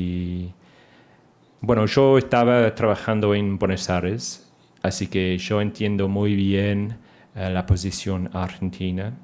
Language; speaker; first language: Spanish; non-native, fluent; English